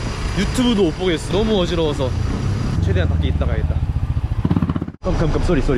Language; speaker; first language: Korean; native; Korean